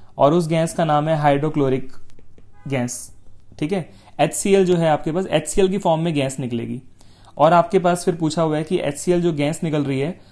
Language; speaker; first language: Hindi; native; Hindi